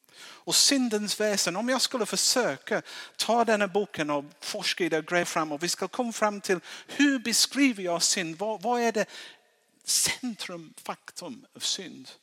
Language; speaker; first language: Swedish; non-native, fluent; English